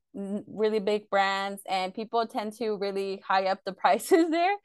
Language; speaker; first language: English; early bilingual, other home language; Spanish